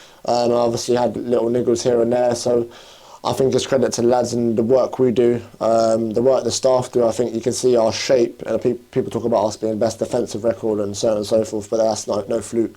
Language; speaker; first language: English; native; English